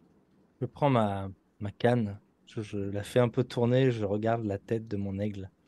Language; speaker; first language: French; native; French